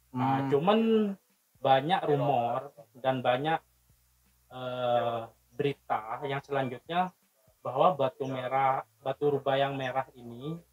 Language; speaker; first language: Indonesian; non-native, local second language; Madurese